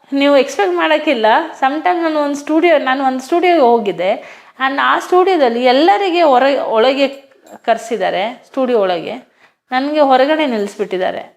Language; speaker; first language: Kannada; non-native, local second language; Hindi